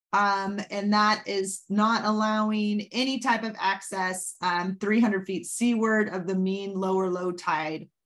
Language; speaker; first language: English; native; English